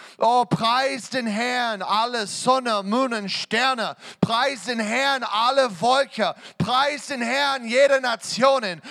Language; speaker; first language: German; non-native, fluent; English